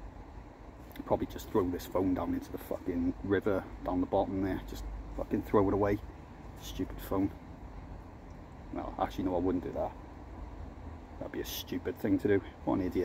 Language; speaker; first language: English; native; English